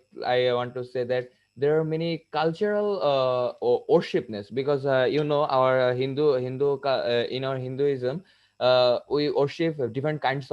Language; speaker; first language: English; non-native, local second language; Bangla